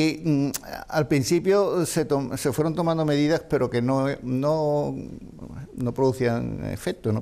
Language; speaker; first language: Spanish; native; Spanish